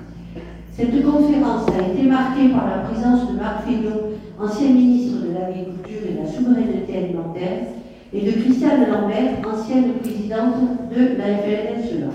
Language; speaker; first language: French; native; French